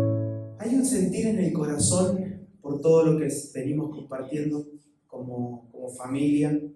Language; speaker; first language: Spanish; native; Spanish